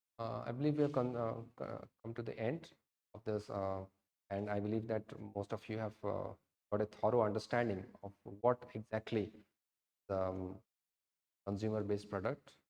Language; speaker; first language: English; non-native, local second language; Odia